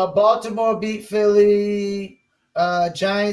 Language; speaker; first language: English; native; English